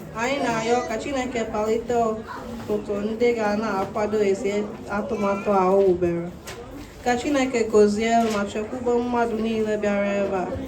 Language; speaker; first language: Igbo; early bilingual, heritage; Igbo